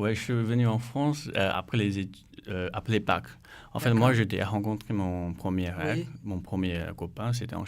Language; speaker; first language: French; non-native, learner; Chinese